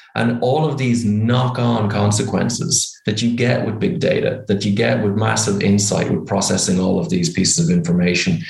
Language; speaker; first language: English; native; English